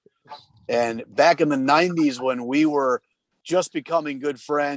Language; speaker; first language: English; native; English